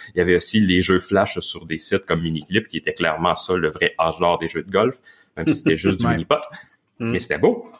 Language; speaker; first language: French; native; French